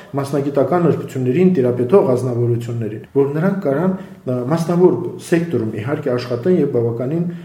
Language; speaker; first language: Armenian; native; Armenian